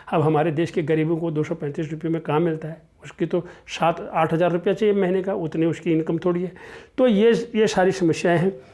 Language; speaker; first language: Hindi; non-native, local second language; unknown